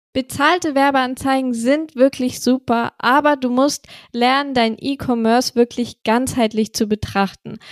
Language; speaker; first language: German; native; German